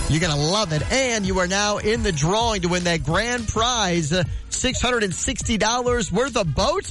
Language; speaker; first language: English; native; English